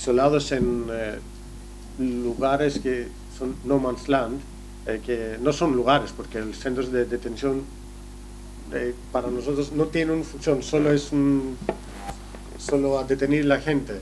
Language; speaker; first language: Spanish; non-native, learner; Greek